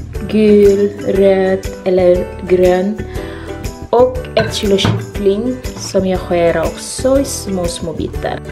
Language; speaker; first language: Swedish; non-native, learner; Indonesian